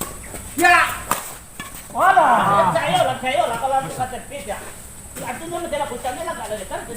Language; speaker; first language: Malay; non-native, local second language; Minangkabau